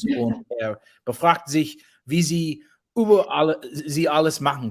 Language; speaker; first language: German; non-native, learner; English